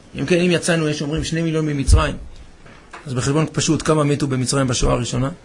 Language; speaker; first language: Hebrew; native; Hebrew